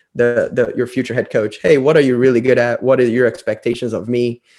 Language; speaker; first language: English; non-native, fluent; Portuguese